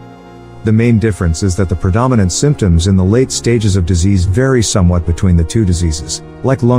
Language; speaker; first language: English; non-native, fluent; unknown